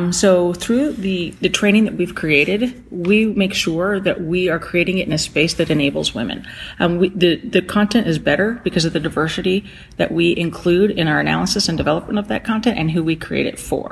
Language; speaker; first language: English; native; English